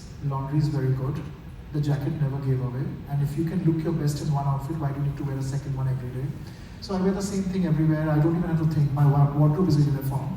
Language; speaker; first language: English; non-native, local second language; Bangla